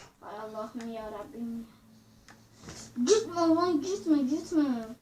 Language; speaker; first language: Turkish; native; Turkish